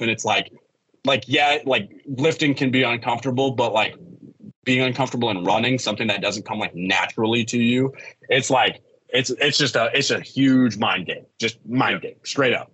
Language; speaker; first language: English; native; English